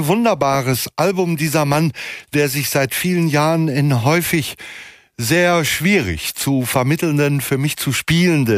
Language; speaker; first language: German; native; German